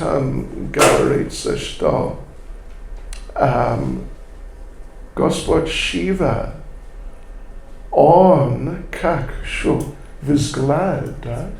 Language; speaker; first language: Russian; non-native, learner; English